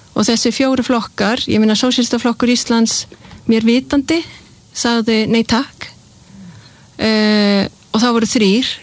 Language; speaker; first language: Icelandic; early bilingual, heritage; Icelandic